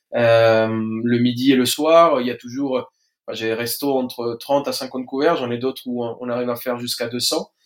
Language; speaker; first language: French; non-native, fluent; Spanish